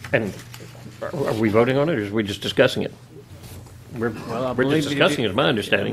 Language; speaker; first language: English; native; English